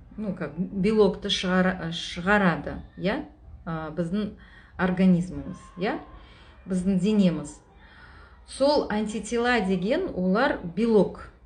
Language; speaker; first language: Kazakh; non-native, local second language; Russian